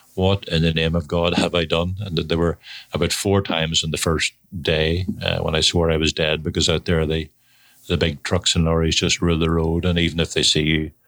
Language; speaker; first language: English; native; English